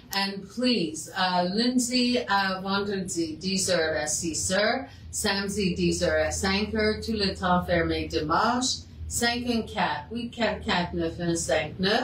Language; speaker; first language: French; non-native, fluent; English